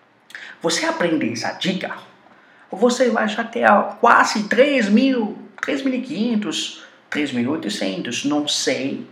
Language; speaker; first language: Portuguese; non-native, fluent; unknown